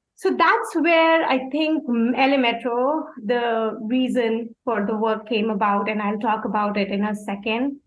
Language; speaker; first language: English; non-native, local second language; Hindi